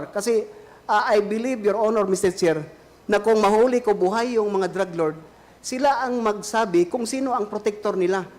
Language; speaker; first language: Filipino; non-native, local second language; Cebuano